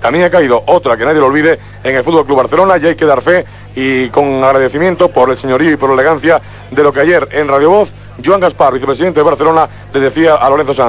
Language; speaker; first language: Spanish; native; Spanish